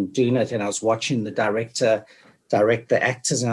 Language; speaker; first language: English; native; English